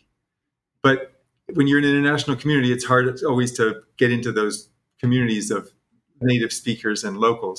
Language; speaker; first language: English; native; English